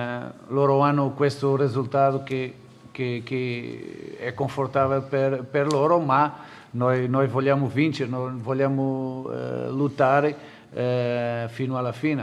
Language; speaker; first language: Italian; non-native, fluent; Portuguese